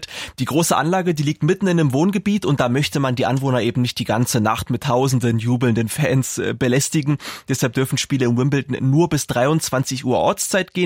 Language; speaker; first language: German; native; German